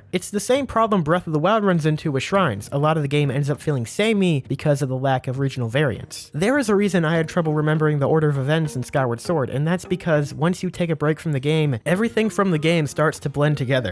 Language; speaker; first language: English; native; English